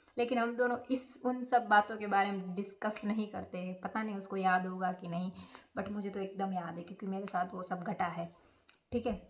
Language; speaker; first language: Hindi; non-native, local second language; Gujarati